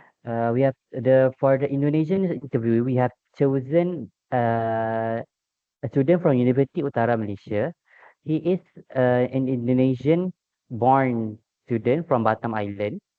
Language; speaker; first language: English; non-native, local second language; Malay